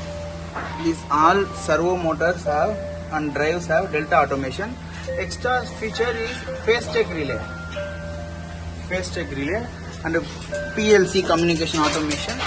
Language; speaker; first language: English; non-native, learner; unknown